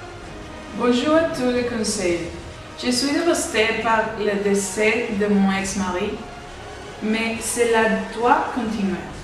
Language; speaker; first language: French; non-native, learner; Spanish